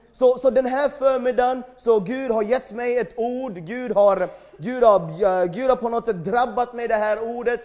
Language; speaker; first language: Swedish; non-native, fluent; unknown